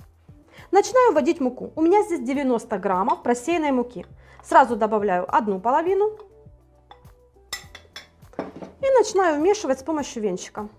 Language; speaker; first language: Russian; native; Russian